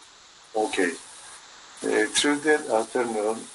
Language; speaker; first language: English; non-native, learner; Spanish